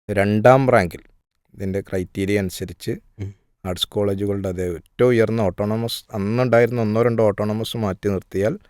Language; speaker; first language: Malayalam; native; Malayalam